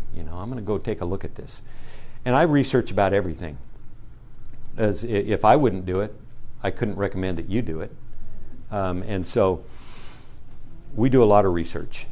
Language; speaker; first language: English; native; English